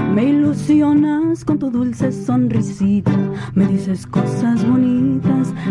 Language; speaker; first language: Spanish; early bilingual, heritage; Spanish